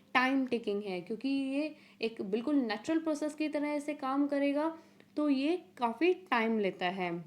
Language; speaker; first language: Hindi; native; Hindi